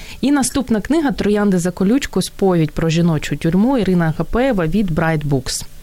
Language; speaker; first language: Ukrainian; native; Ukrainian